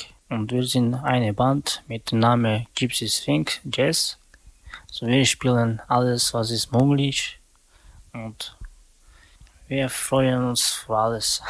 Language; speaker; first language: German; non-native, learner; Slovak